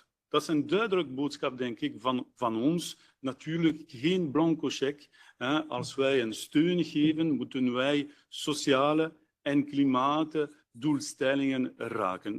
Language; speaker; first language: Dutch; non-native, local second language; French